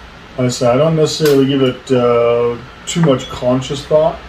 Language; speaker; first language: English; native; English